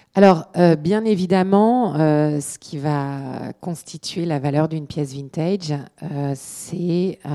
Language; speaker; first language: French; native; French